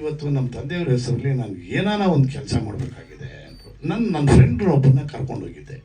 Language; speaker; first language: Kannada; native; Kannada